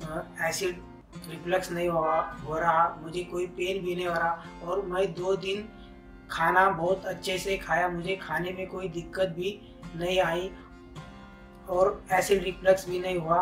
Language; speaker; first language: Hindi; non-native, local second language; Marathi